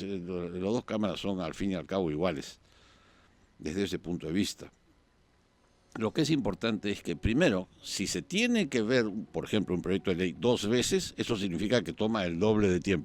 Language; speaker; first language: Spanish; native; Spanish